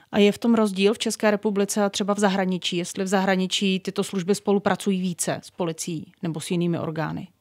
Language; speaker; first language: Czech; native; Czech